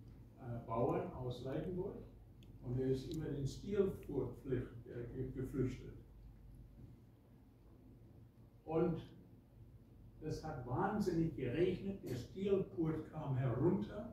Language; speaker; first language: German; early bilingual, heritage; German